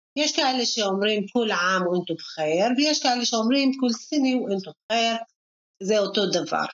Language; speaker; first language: Hebrew; non-native, local second language; Arabic